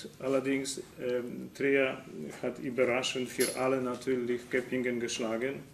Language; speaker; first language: German; non-native, fluent; Polish